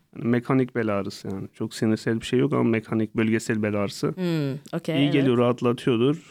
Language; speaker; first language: Turkish; non-native, local second language; Kurdish